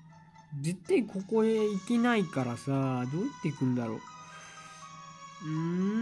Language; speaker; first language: Japanese; native; Japanese